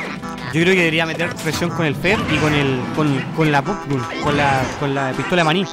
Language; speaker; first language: Spanish; native; Spanish